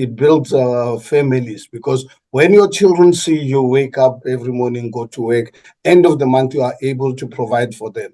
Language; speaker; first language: English; non-native, local second language; Northern Sotho